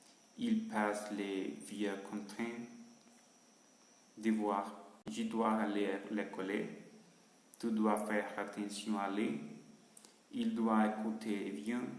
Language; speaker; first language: French; non-native, learner; Spanish